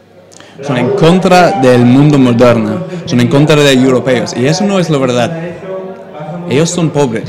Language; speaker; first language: Spanish; non-native, fluent; English